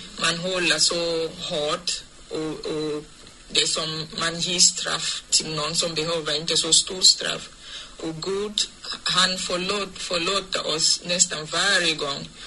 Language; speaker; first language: Swedish; non-native, fluent; English